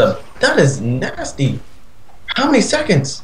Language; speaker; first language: English; native; English